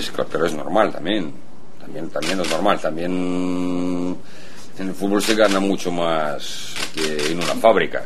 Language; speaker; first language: Spanish; non-native, fluent; Russian